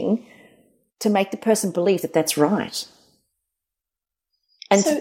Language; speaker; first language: English; native; English